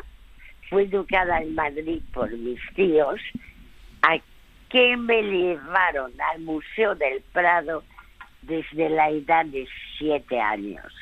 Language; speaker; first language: Spanish; early bilingual, other home language; French